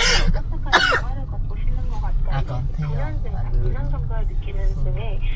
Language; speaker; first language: Korean; native; Korean